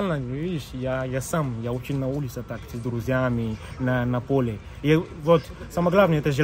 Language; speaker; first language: Russian; non-native, fluent; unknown